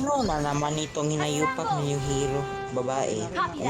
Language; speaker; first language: Filipino; native; Filipino